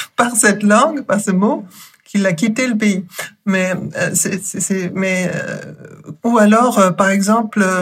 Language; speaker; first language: French; non-native, fluent; German